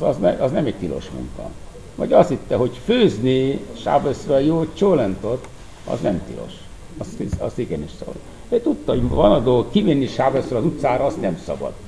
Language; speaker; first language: Hungarian; non-native, fluent; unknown